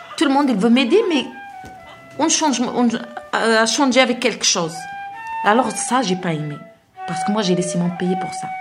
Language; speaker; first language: French; non-native, learner; Arabic